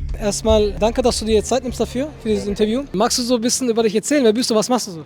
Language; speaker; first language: German; early bilingual, other home language; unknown